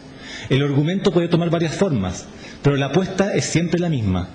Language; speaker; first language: Spanish; native; Spanish